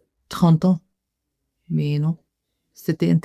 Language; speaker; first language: French; non-native, learner; Arabic